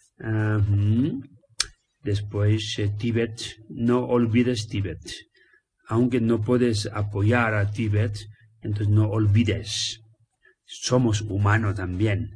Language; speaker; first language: Spanish; non-native, learner; Tibetan